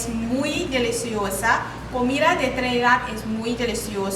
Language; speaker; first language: Spanish; non-native, learner; English